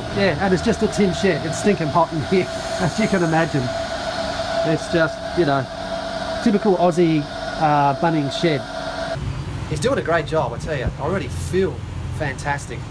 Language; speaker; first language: English; native; English